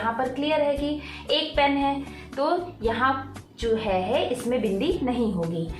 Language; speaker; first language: Hindi; native; Hindi